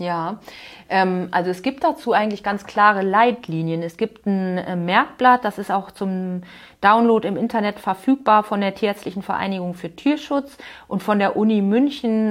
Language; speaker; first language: German; native; German